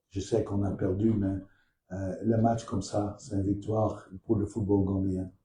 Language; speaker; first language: French; non-native, learner; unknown